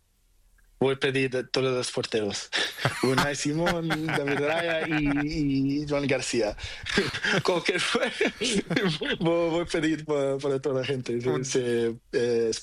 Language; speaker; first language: Spanish; non-native, learner; Portuguese